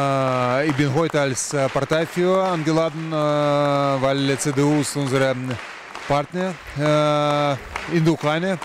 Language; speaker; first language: German; non-native, learner; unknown